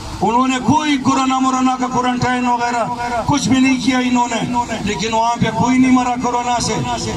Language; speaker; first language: Urdu; non-native, local second language; Pashto